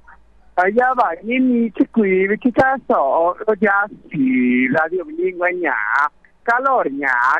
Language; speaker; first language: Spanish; non-native, local second language; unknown